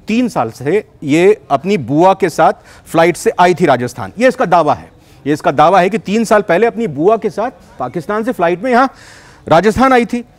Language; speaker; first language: Hindi; native; Hindi